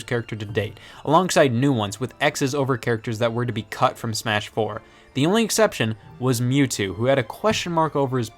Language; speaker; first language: English; native; English